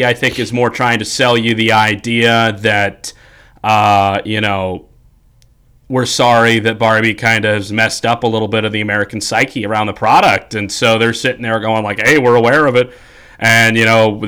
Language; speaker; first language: English; native; English